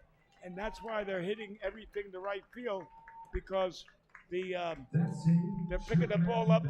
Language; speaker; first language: English; native; English